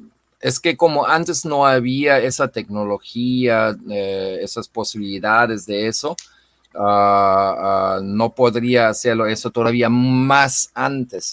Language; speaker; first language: Spanish; non-native, fluent; German